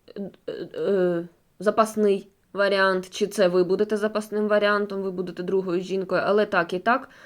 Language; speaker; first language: Ukrainian; non-native, local second language; Russian